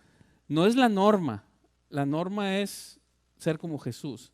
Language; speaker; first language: Spanish; native; Spanish